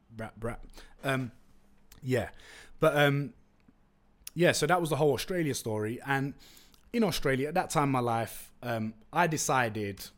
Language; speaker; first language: English; non-native, local second language; Turkish